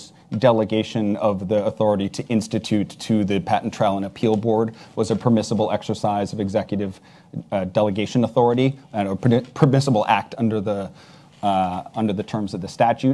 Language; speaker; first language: English; native; English